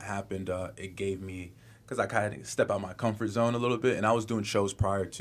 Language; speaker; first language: English; native; English